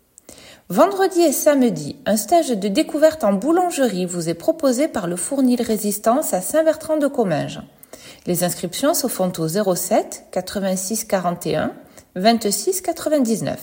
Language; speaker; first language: French; native; French